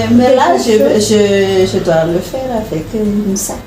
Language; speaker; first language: French; non-native, learner; Malagasy